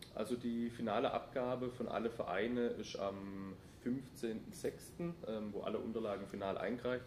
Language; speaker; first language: German; native; German